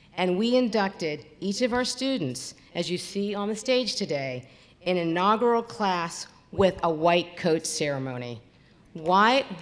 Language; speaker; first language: English; native; English